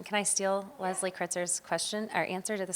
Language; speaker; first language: English; native; English